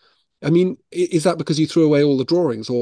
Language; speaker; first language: English; native; English